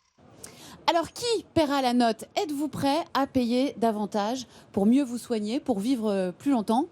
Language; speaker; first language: French; native; French